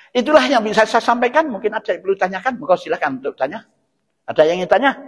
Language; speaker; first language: Indonesian; non-native, local second language; Javanese